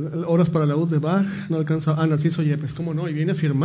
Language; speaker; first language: Spanish; native; Spanish